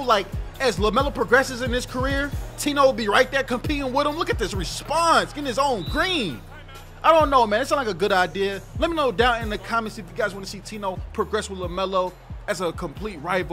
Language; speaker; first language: English; native; English